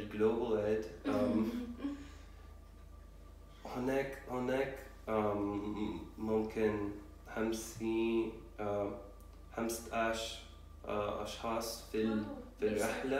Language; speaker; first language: Arabic; non-native, learner; English